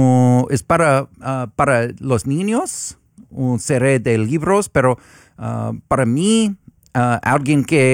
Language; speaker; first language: Spanish; non-native, learner; English